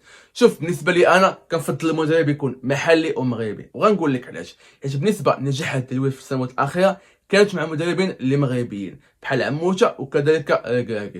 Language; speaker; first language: Arabic; native; Arabic